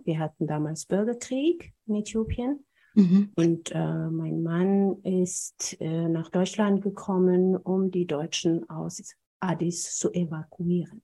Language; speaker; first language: German; non-native, fluent; Amharic